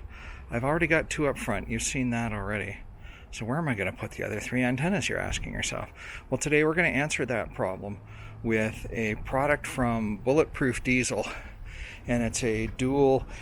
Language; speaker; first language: English; native; English